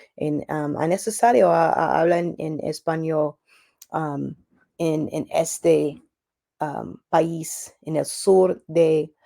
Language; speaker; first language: Spanish; non-native, learner; English